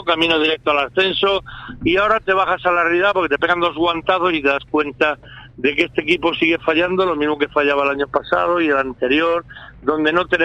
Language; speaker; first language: Spanish; native; Spanish